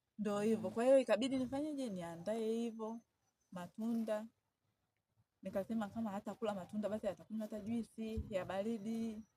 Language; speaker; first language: Swahili; native; Swahili